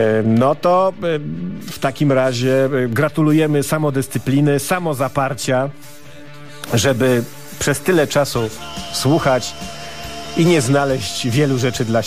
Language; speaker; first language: Polish; native; Polish